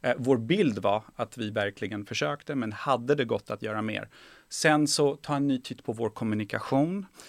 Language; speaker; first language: Swedish; early bilingual, other home language; Persian